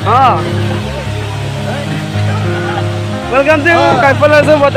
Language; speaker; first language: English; non-native, learner; Karbi